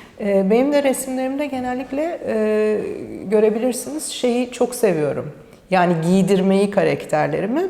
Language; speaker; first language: Turkish; early bilingual, heritage; Turkish